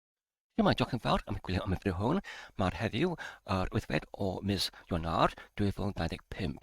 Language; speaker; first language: Welsh; non-native, learner; English